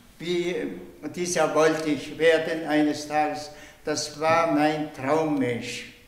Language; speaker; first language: German; non-native, fluent; Tuvinian